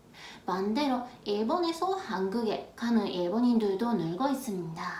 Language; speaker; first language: Korean; non-native, fluent; Japanese